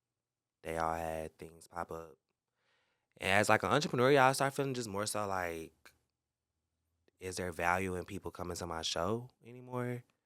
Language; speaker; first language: English; native; English